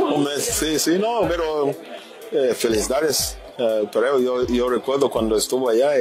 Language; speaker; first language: Spanish; non-native, fluent; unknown